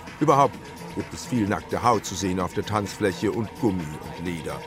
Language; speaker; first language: German; native; German